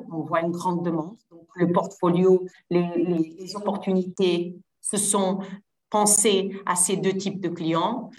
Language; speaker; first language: French; non-native, fluent; Portuguese